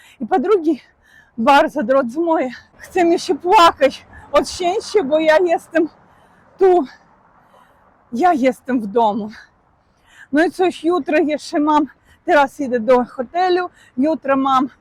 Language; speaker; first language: Polish; non-native, fluent; Russian